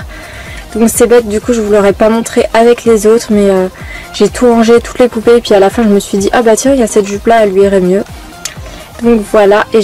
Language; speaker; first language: French; native; French